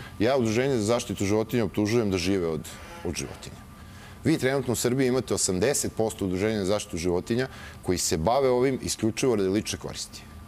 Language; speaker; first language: Serbian; native; Serbian